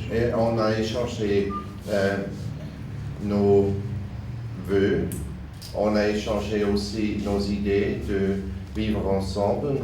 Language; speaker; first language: French; non-native, learner; German